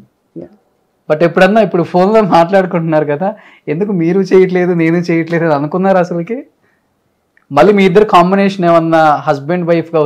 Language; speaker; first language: Telugu; native; Telugu